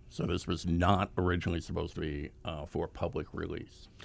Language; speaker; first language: English; native; English